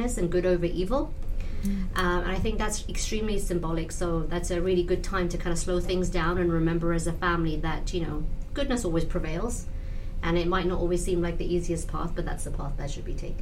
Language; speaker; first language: English; non-native, local second language; Punjabi